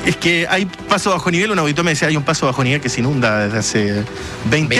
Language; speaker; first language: Spanish; native; Spanish